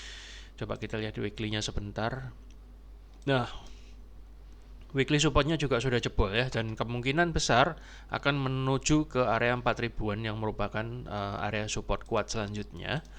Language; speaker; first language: Indonesian; native; Indonesian